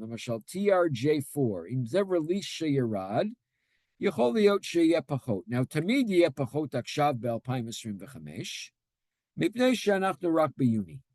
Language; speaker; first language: Hebrew; non-native, fluent; English